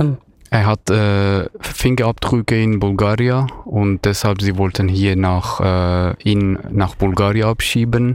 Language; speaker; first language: German; non-native, fluent; Persian